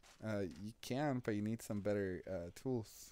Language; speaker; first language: English; native; English